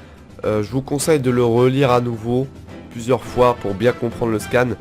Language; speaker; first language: French; native; French